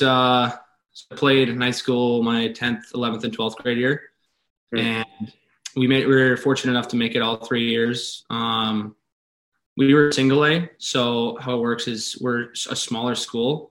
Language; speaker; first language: English; native; English